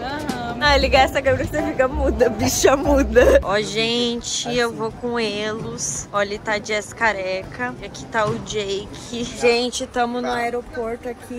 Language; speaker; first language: Portuguese; native; Portuguese